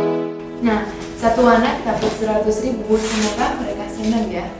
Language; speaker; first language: Indonesian; non-native, fluent; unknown